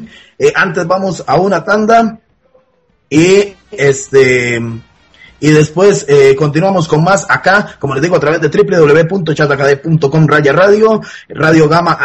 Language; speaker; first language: Spanish; native; Spanish